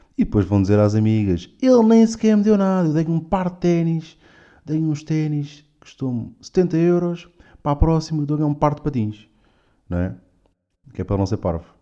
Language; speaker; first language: Portuguese; native; Portuguese